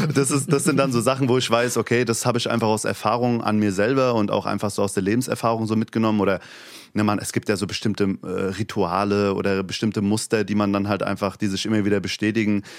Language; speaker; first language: German; native; German